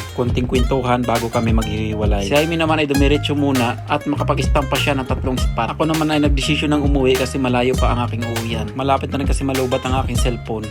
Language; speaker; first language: Filipino; native; Filipino